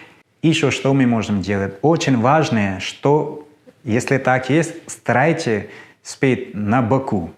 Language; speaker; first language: Russian; non-native, learner; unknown